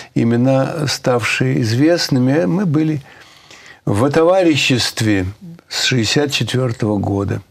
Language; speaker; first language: Russian; native; Russian